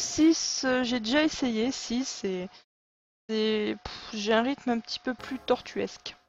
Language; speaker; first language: French; native; French